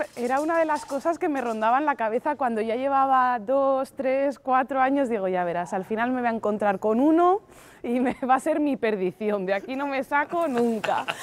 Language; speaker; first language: Spanish; native; Spanish